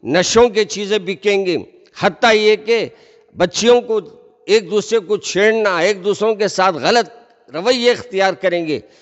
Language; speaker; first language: Hindi; non-native, local second language; Urdu